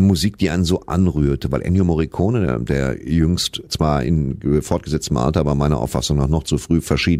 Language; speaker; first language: German; native; German